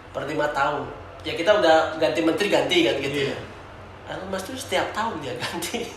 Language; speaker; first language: Indonesian; native; Indonesian